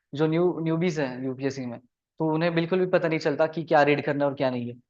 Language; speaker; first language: Hindi; non-native, local second language; Marathi